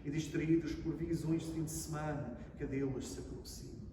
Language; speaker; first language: Portuguese; non-native, fluent; English